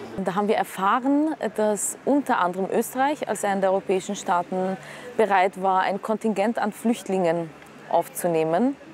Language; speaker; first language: German; early bilingual, other home language; Kurdish